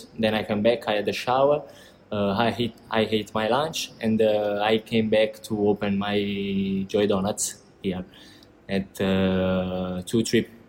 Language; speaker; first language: English; non-native, learner; Italian